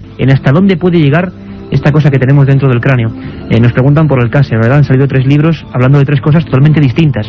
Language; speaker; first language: Spanish; native; Spanish